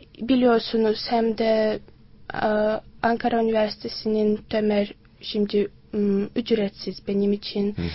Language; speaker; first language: Turkish; non-native, learner; Swati